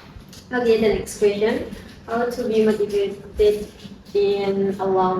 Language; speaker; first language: English; non-native, learner; Indonesian